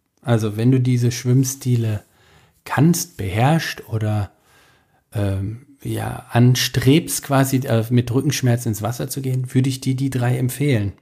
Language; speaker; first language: German; native; German